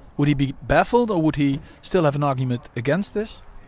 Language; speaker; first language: English; non-native, fluent; Dutch